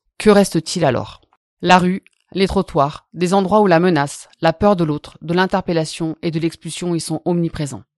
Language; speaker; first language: French; native; French